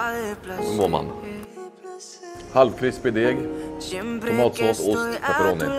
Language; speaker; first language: Swedish; native; Swedish